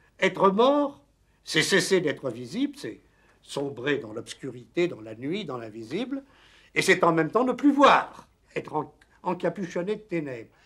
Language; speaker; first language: French; native; French